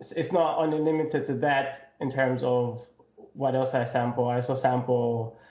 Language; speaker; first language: English; non-native, local second language; Nyanja